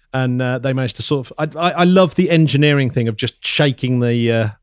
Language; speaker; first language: English; native; English